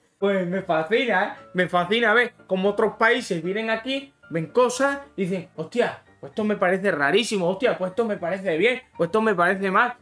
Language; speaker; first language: Spanish; native; Spanish